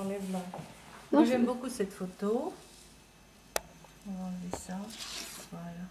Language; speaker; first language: French; native; French